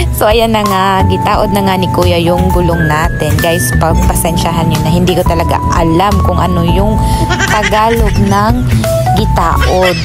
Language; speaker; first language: Filipino; non-native, local second language; Cebuano